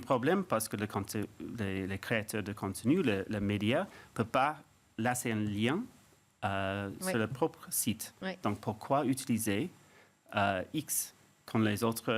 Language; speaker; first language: French; non-native, fluent; English